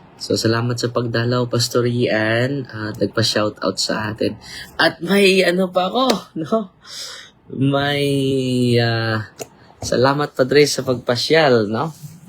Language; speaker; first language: Filipino; non-native, local second language; Cebuano